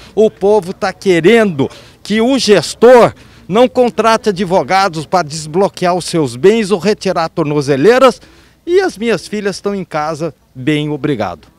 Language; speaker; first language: Portuguese; native; Portuguese